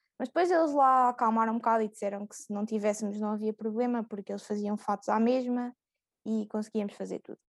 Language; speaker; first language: Portuguese; native; Portuguese